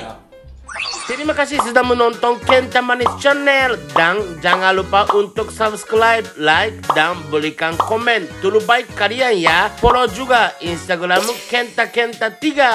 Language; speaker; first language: Indonesian; non-native, fluent; Japanese